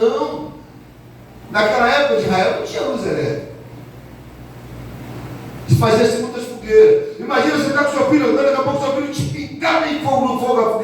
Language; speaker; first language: Portuguese; native; Portuguese